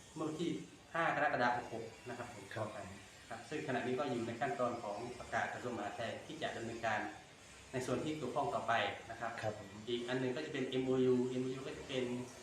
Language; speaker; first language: Thai; native; Thai